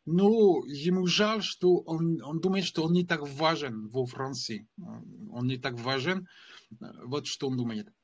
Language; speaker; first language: Russian; non-native, fluent; French